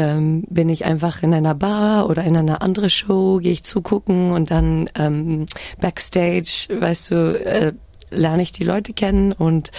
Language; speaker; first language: German; early bilingual, heritage; German